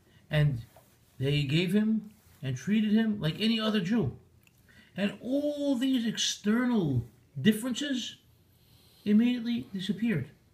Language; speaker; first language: English; native; English